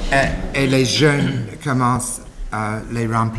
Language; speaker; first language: French; non-native, learner; English